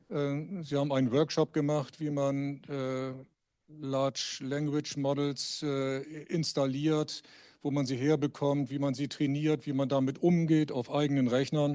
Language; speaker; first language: German; native; German